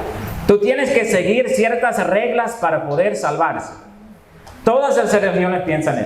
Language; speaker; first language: Spanish; non-native, fluent; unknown